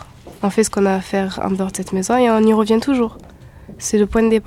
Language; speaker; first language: French; native; French